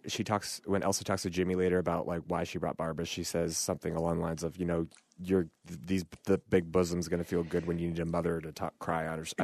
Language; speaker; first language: English; native; English